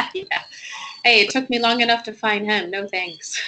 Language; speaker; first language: English; non-native, fluent; Spanish